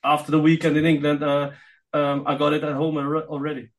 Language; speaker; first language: English; non-native, fluent; Filipino